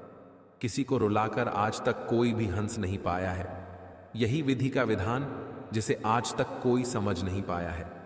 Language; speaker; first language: Hindi; native; Hindi